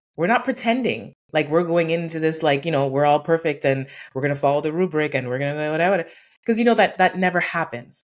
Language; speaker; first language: English; native; English